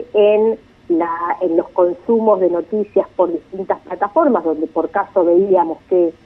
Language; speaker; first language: Spanish; native; Spanish